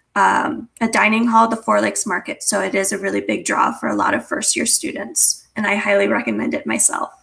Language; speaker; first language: English; native; English